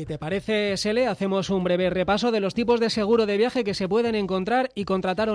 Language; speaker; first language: Spanish; native; Spanish